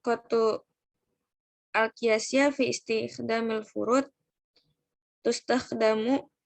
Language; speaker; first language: Arabic; non-native, learner; Indonesian